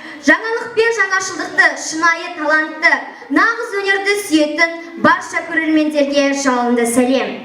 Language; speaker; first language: Kazakh; native; Kazakh